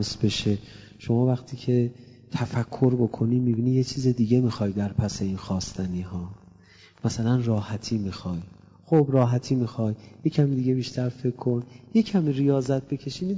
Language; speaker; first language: Persian; native; Persian